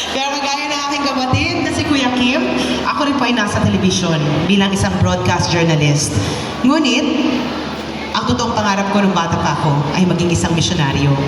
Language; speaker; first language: Filipino; native; Filipino